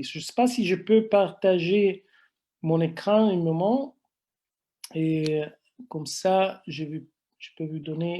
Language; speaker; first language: French; non-native, fluent; Italian